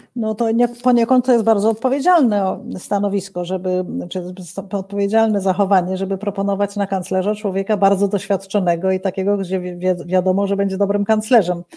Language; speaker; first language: Polish; native; Polish